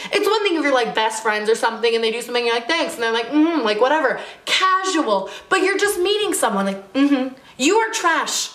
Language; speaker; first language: English; native; English